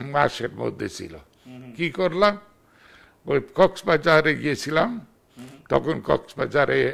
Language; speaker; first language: Bangla; non-native, fluent; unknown